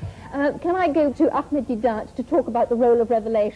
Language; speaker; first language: English; native; English